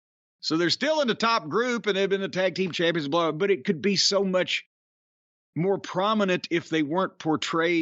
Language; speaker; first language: English; native; English